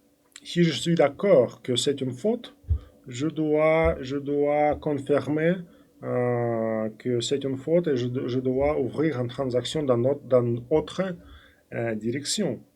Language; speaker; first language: French; non-native, fluent; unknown